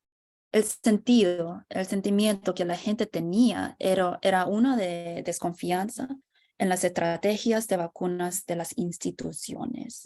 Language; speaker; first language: Spanish; non-native, fluent; English